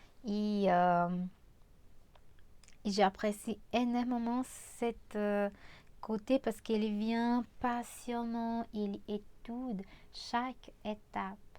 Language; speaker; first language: French; non-native, fluent; Portuguese